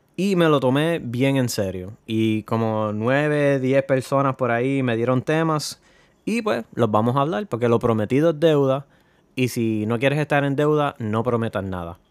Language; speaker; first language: Spanish; native; Spanish